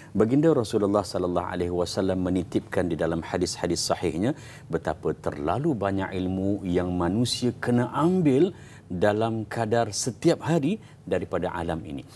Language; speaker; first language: Malay; native; Malay